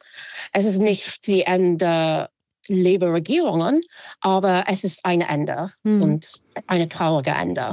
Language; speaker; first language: German; non-native, fluent; English